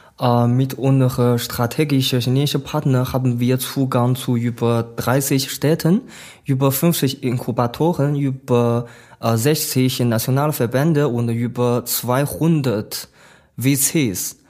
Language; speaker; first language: German; non-native, learner; Chinese